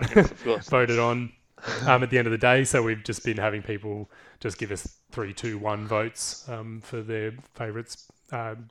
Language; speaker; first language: English; native; English